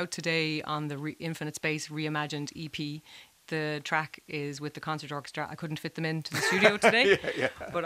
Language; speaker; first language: English; native; English